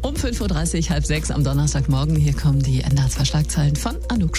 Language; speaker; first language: German; native; German